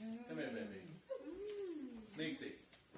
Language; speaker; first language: English; native; English